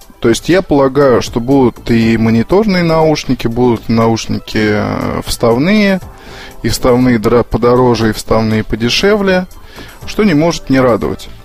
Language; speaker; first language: Russian; native; Russian